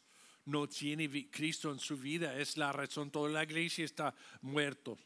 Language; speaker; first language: Spanish; non-native, fluent; English